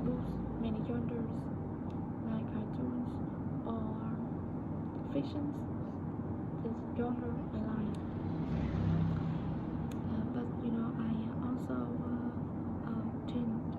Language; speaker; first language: English; non-native, learner; Vietnamese